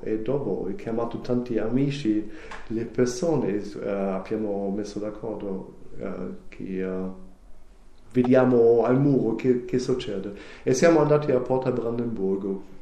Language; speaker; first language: Italian; non-native, learner; German